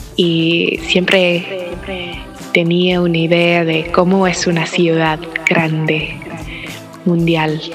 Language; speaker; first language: Spanish; non-native, fluent; English